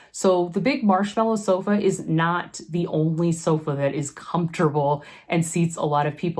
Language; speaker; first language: English; native; English